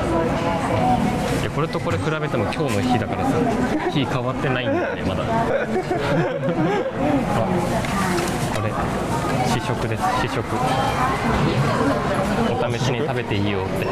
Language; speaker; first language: Japanese; native; Japanese